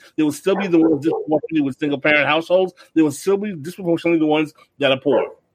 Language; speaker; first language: English; early bilingual, other home language; Haitian Creole